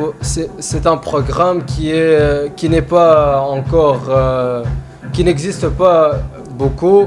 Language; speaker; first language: French; non-native, fluent; Arabic